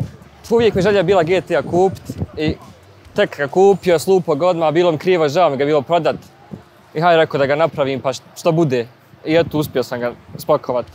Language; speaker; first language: Bosnian; native; Bosnian